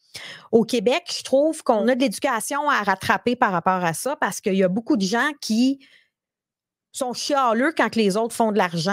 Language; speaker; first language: French; native; French